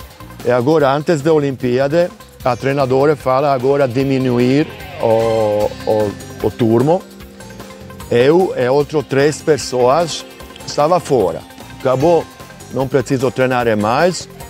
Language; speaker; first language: Portuguese; non-native, learner; Hungarian